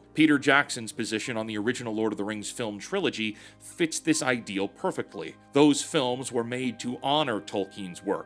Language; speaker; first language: English; native; English